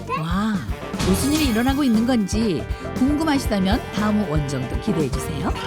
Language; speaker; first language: Korean; native; Korean